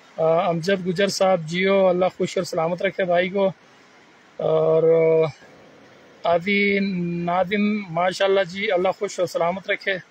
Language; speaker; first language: Urdu; non-native, local second language; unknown